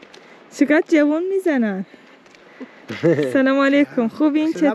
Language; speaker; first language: Persian; non-native, fluent; Turkish